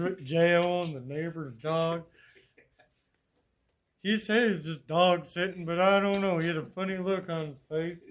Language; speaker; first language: English; native; English